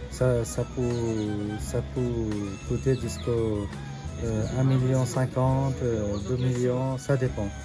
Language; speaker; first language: French; non-native, fluent; Nepali